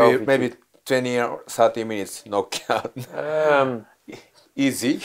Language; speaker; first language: English; non-native, learner; Japanese